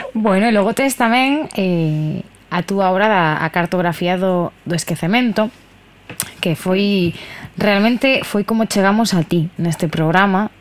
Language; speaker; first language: Galician; non-native, local second language; Spanish